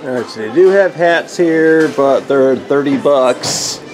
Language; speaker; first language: English; native; English